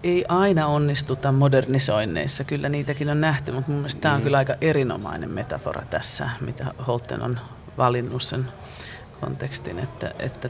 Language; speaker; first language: Finnish; native; Finnish